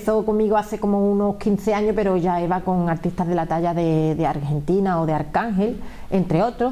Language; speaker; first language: Spanish; native; Spanish